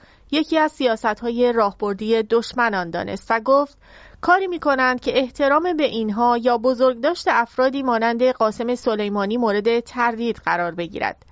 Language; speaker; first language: Persian; native; Persian